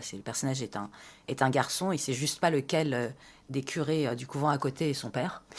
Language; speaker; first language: French; early bilingual, other home language; Persian